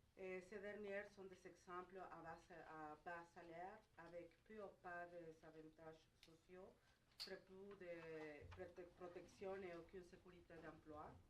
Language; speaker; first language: French; non-native, fluent; Spanish